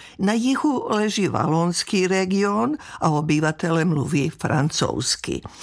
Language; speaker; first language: Czech; non-native, fluent; Serbian